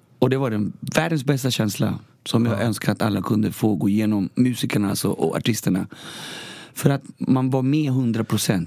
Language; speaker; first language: Swedish; early bilingual, other home language; Spanish